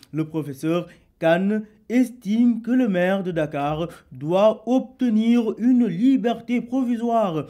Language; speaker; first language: French; non-native, local second language; Wolof